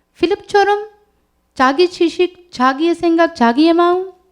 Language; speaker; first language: Korean; non-native, learner; Urdu